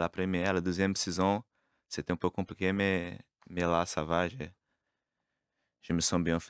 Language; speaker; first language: French; non-native, learner; Portuguese